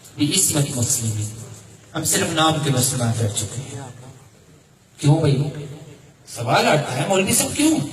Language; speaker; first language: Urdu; non-native, fluent; Arabic